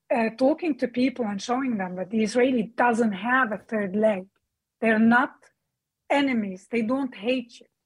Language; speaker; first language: English; non-native, fluent; Arabic